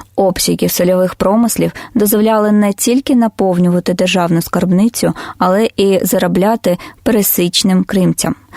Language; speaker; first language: Ukrainian; non-native, local second language; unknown